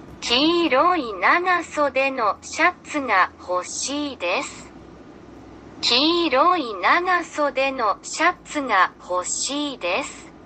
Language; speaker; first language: Japanese; non-native, learner; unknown